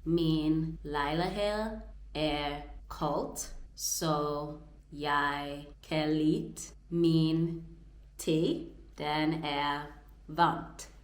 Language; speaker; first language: Danish; non-native, learner; English